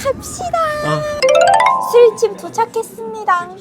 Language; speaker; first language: Korean; non-native, learner; Japanese